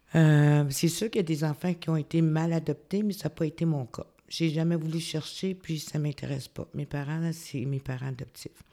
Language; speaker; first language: French; native; French